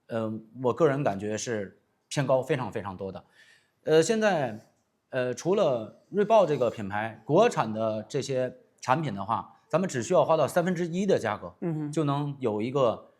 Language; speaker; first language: Chinese; native; Chinese